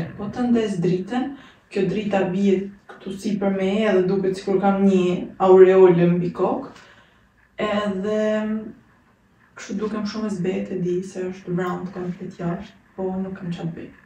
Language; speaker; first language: Albanian; native; Albanian